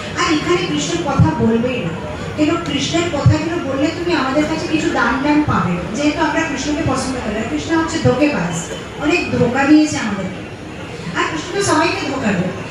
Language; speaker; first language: Bangla; non-native, fluent; Hindi